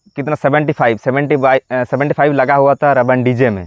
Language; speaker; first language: Hindi; non-native, local second language; Bangla